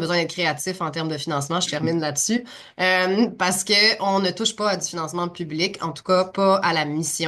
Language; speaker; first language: French; native; French